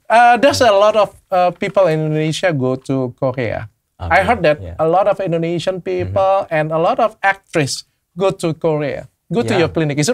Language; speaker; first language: English; non-native, learner; Indonesian